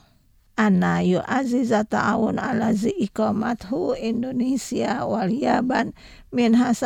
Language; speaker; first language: Arabic; non-native, fluent; Indonesian